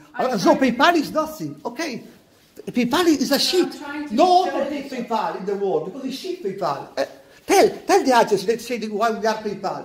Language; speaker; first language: English; non-native, learner; Italian